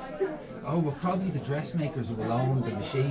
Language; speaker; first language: English; native; English